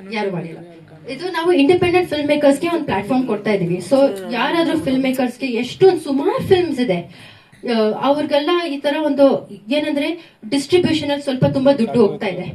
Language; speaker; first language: Kannada; non-native, local second language; Tamil